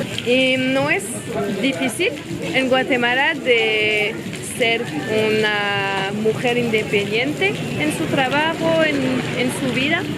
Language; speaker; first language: Spanish; non-native, learner; French